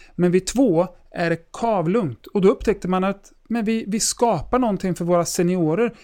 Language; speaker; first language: Swedish; native; Swedish